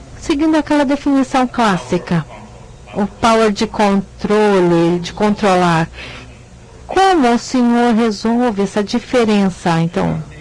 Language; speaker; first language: Portuguese; native; Portuguese